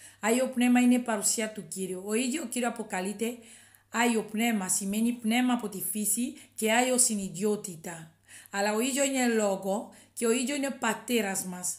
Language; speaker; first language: Greek; non-native, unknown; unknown